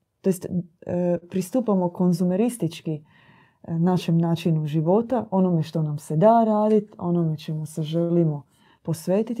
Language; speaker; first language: Croatian; native; Croatian